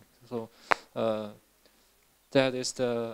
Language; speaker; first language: English; non-native, learner; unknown